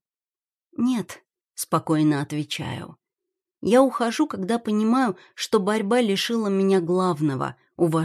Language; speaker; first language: Russian; native; Russian